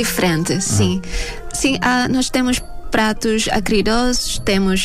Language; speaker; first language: Portuguese; non-native, fluent; Thai